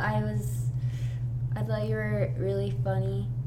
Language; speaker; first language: English; native; English